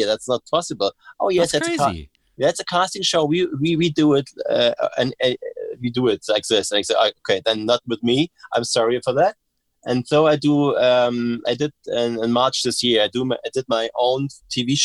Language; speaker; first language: English; non-native, fluent; German